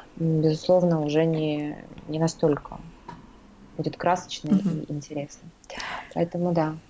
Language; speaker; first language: Russian; native; Russian